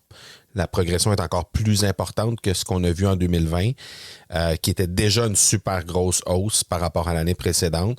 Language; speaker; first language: French; native; French